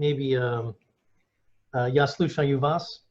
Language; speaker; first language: Russian; non-native, learner; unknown